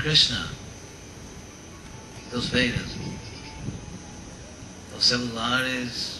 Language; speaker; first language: Portuguese; non-native, fluent; English